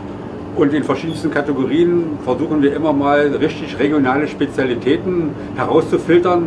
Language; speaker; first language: German; native; German